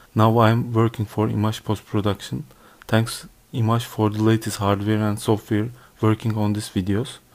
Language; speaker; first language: English; non-native, learner; Turkish